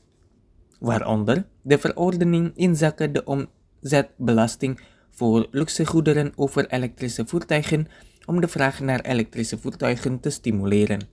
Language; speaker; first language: Dutch; non-native, fluent; Indonesian